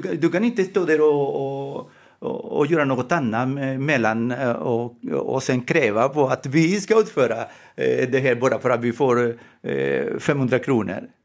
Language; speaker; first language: Swedish; non-native, fluent; Spanish